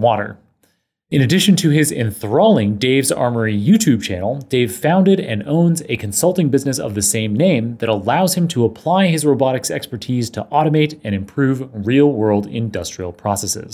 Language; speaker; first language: English; native; English